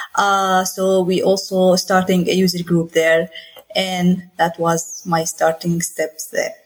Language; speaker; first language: English; non-native, fluent; Arabic